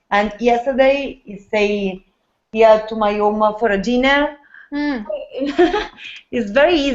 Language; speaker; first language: English; non-native, learner; Italian